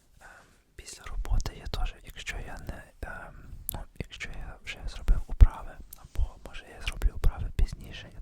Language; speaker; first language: Ukrainian; early bilingual, heritage; Ukrainian